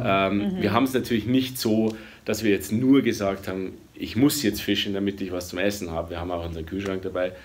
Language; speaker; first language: German; native; German